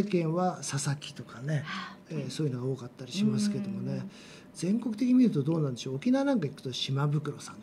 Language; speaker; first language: Japanese; native; Japanese